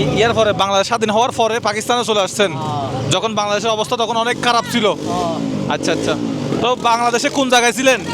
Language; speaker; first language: Bangla; native; Bangla